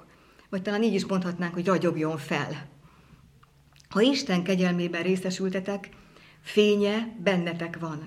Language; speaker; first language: Hungarian; native; Hungarian